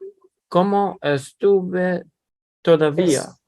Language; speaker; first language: Spanish; non-native, learner; English